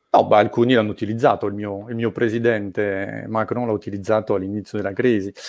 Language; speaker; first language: Italian; non-native, fluent; French